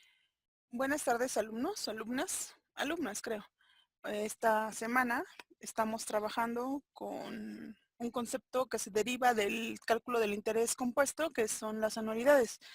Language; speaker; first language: Spanish; native; Spanish